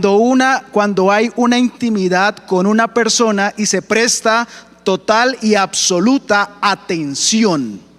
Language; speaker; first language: Spanish; native; Spanish